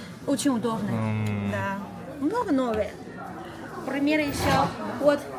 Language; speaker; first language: Russian; non-native, learner; Chinese